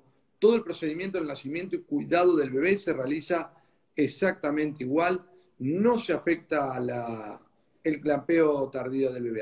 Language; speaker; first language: Spanish; native; Spanish